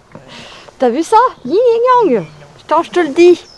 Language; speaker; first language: French; native; French